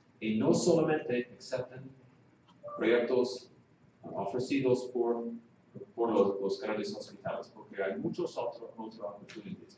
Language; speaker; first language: Spanish; non-native, fluent; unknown